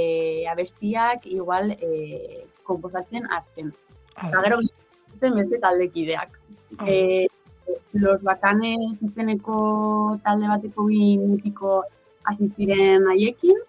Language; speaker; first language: Basque; non-native, local second language; Spanish